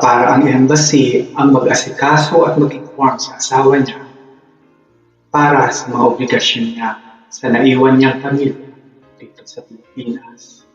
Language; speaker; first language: Filipino; native; Filipino